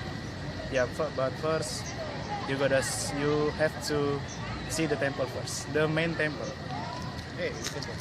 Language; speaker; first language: English; non-native, learner; Indonesian